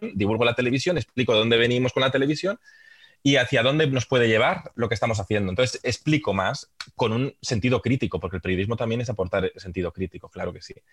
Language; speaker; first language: Spanish; native; Spanish